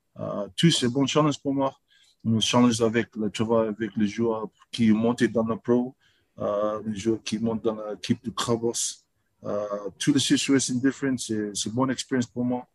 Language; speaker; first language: French; non-native, learner; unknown